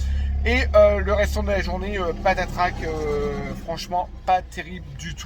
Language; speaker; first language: French; native; French